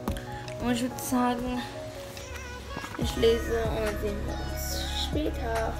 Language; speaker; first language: German; early bilingual, other home language; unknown